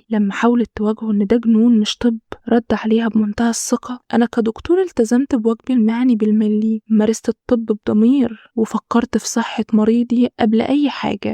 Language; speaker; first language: Arabic; native; Arabic